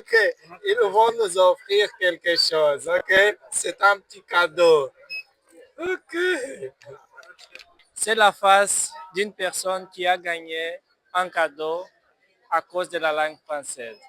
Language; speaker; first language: French; non-native, fluent; Portuguese